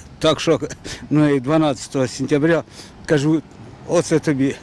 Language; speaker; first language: Ukrainian; non-native, local second language; Russian